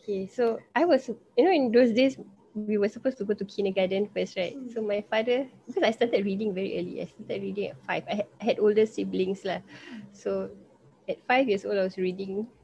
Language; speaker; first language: English; non-native, local second language; Malay